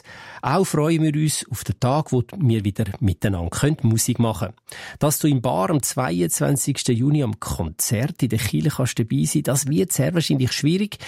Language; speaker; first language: German; native; German